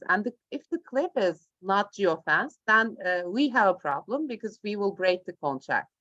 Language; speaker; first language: English; non-native, fluent; Turkish